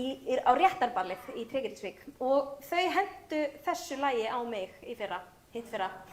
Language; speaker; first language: Icelandic; native; Icelandic